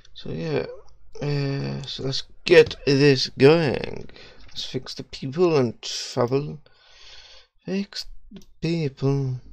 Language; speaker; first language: English; native; English